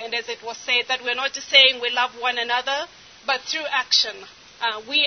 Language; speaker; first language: English; non-native, local second language; Kamba